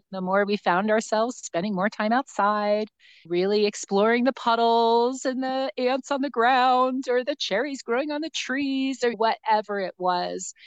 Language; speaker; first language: English; native; English